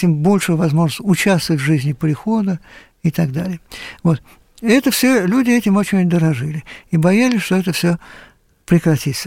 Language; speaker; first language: Russian; native; Russian